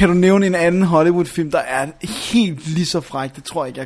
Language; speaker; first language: Danish; native; Danish